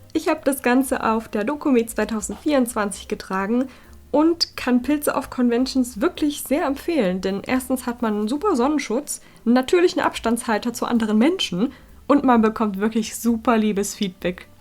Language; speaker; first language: German; native; German